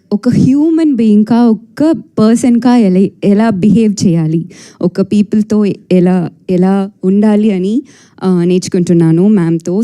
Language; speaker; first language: Telugu; non-native, learner; Tamil